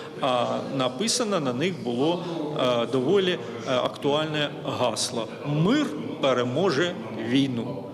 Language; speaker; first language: Ukrainian; native; Ukrainian